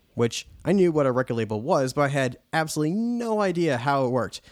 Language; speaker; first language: English; native; English